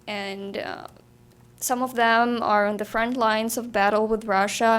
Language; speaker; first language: English; non-native, fluent; Ukrainian